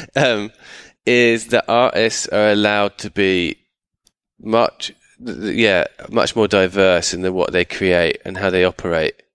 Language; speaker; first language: English; native; English